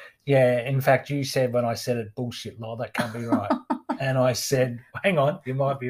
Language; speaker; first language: English; native; English